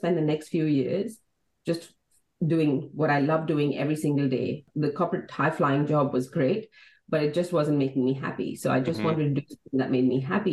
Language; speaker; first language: English; non-native, local second language; Hindi